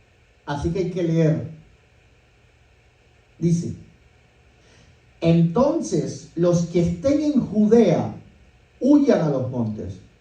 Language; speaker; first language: Spanish; native; Spanish